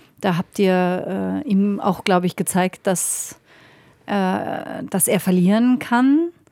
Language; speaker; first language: German; native; German